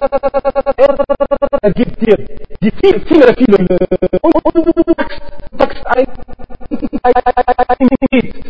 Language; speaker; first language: German; non-native, learner; Arabic